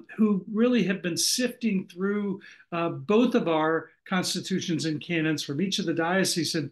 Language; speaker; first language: English; native; English